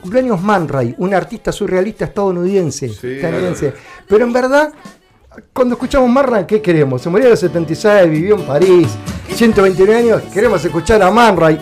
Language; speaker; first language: Spanish; native; Spanish